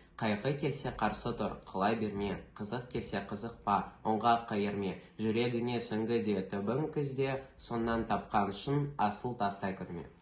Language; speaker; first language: Kazakh; non-native, local second language; Russian